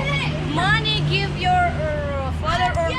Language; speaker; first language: English; non-native, learner; Persian